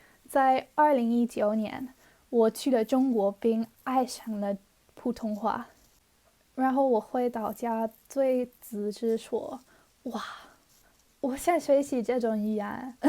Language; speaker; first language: Chinese; non-native, learner; English